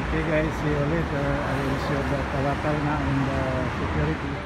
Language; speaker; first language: English; non-native, local second language; Filipino